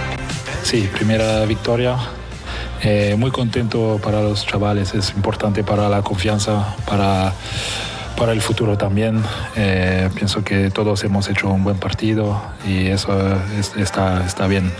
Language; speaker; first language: Spanish; non-native, fluent; French